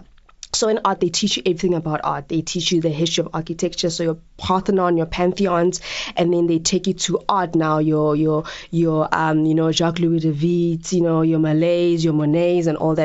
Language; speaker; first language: English; non-native, local second language; Tswana